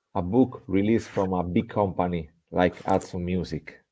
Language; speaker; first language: English; non-native, fluent; Italian